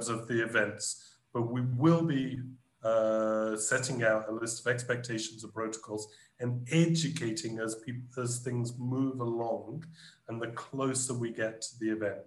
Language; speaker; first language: English; native; English